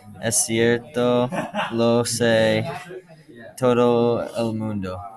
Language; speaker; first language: Spanish; non-native, learner; English